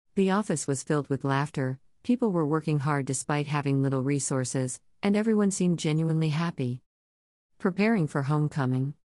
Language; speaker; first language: English; native; English